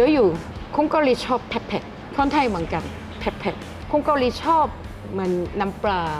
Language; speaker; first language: Thai; non-native, learner; Korean